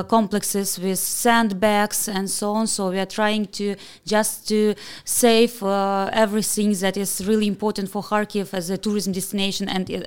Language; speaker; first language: English; non-native, fluent; Ukrainian